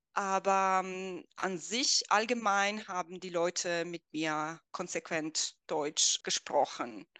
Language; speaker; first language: German; non-native, fluent; Italian